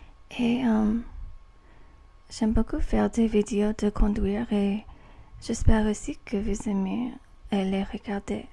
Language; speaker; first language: French; non-native, learner; English